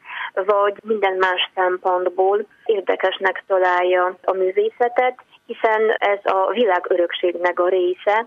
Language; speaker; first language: Hungarian; non-native, fluent; Polish